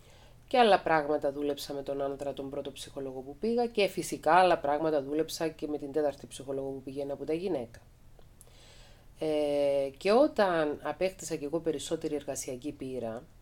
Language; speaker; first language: Greek; native; Greek